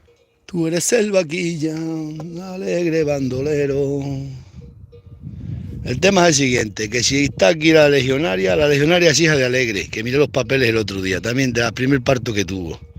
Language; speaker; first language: Spanish; native; Spanish